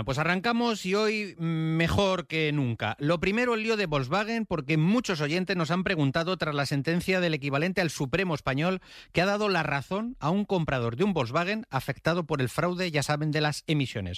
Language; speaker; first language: Spanish; native; Spanish